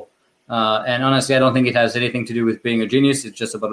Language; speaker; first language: English; non-native, fluent; French